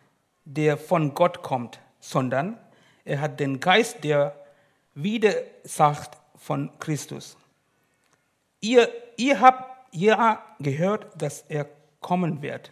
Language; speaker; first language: German; non-native, learner; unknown